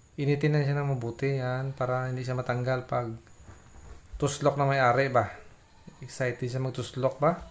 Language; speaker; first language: Filipino; non-native, local second language; Hiligaynon